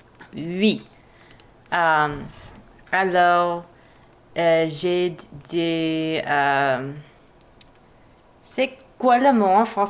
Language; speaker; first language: French; non-native, learner; English